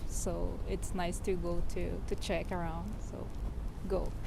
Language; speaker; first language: English; non-native, fluent; Portuguese